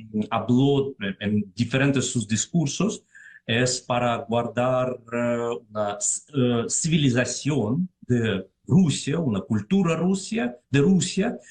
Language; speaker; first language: Spanish; non-native, fluent; Russian